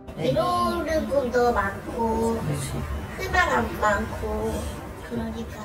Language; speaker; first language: Korean; non-native, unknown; Vietnamese